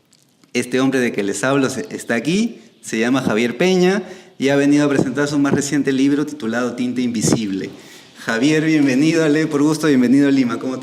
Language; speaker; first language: Spanish; native; Spanish